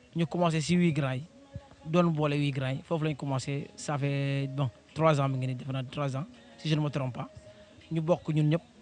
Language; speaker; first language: Wolof; non-native, local second language; Jola-Fonyi